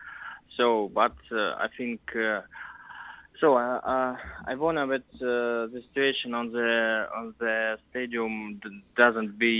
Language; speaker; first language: English; non-native, learner; Russian